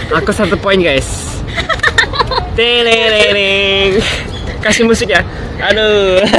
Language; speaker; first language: Indonesian; early bilingual, heritage; Japanese